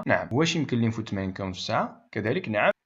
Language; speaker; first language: Arabic; native; Arabic